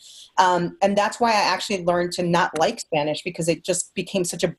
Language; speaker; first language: English; early bilingual, other home language; Spanish